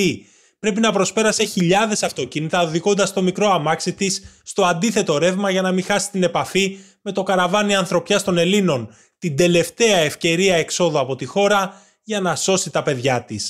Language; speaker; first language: Greek; native; Greek